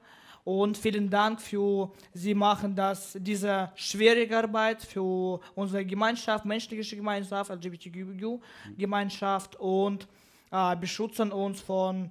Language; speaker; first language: German; non-native, learner; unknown